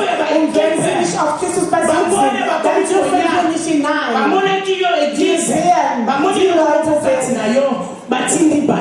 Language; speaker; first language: German; non-native, fluent; French